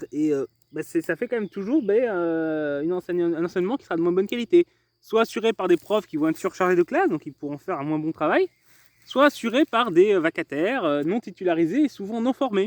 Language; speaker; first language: French; native; French